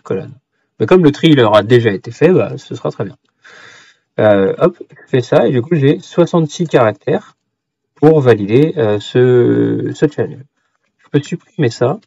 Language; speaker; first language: French; native; French